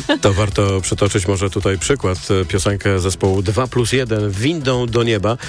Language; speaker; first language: Polish; native; Polish